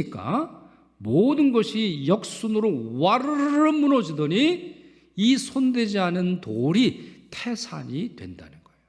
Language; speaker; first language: Korean; native; Korean